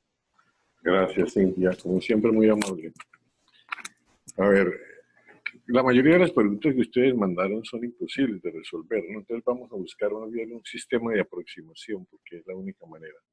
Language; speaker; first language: Spanish; native; Spanish